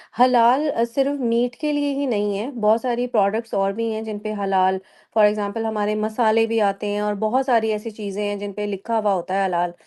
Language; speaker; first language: Urdu; native; Urdu